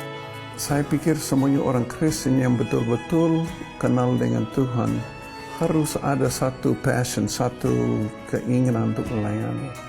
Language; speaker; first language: Indonesian; non-native, fluent; English